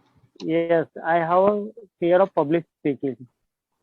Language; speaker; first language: English; non-native, learner; Marathi